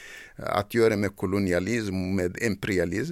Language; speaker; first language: Swedish; non-native, fluent; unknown